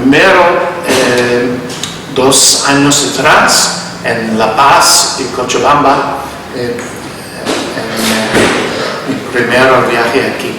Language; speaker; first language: Spanish; non-native, learner; English